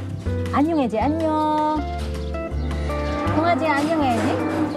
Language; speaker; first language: Korean; non-native, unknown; Filipino